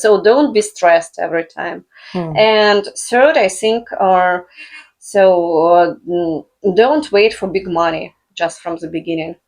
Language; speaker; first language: English; non-native, fluent; Russian